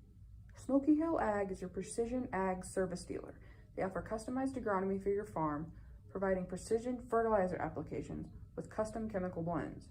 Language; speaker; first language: English; native; English